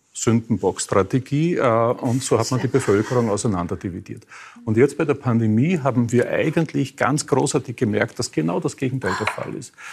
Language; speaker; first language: German; native; German